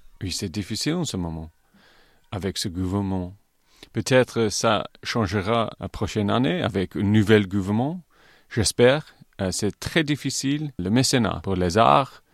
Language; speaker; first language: French; non-native, fluent; English